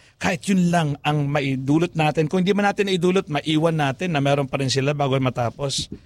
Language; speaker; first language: Filipino; non-native, local second language; Pampanga